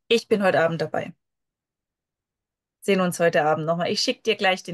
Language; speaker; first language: German; native; German